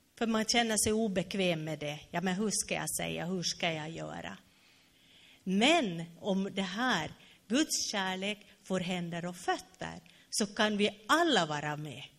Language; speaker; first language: Swedish; native; Swedish